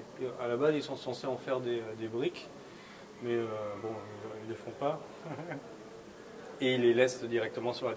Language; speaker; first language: French; native; French